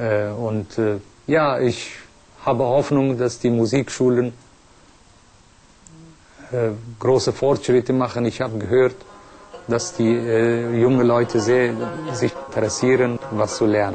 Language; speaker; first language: German; non-native, fluent; Persian